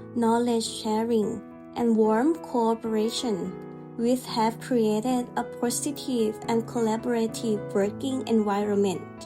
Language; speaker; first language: English; non-native, fluent; Thai